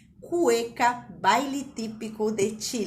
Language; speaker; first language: Spanish; non-native, fluent; Portuguese